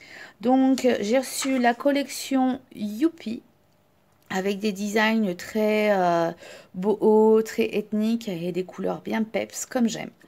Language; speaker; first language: French; native; French